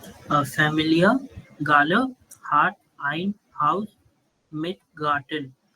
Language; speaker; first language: German; non-native, learner; Hindi